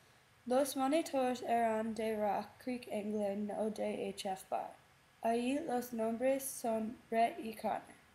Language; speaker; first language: Spanish; non-native, learner; English